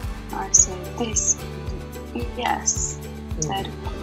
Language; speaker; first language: English; non-native, learner; Russian